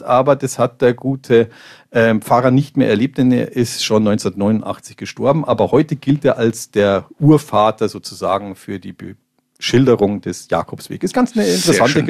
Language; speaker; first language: German; native; German